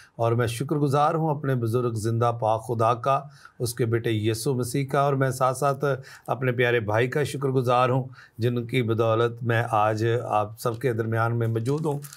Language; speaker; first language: Urdu; non-native, local second language; Punjabi